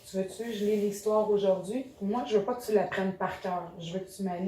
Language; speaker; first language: French; native; French